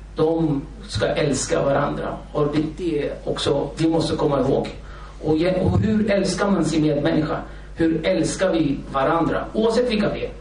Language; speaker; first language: Swedish; early bilingual, other home language; Kurdish